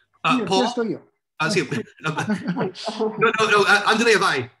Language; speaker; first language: Italian; non-native, learner; English